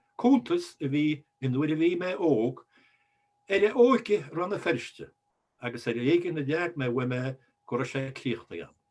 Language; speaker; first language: Irish; native; Irish